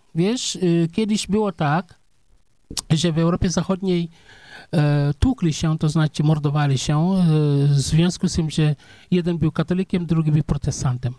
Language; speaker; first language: Polish; non-native, fluent; Serer